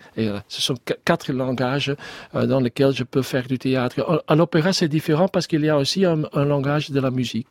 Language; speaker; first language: French; non-native, learner; Dutch